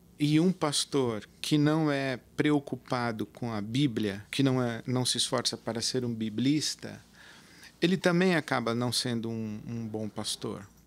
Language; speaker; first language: Portuguese; native; Portuguese